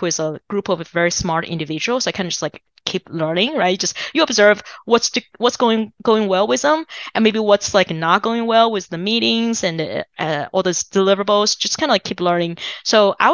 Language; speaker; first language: English; non-native, fluent; Chinese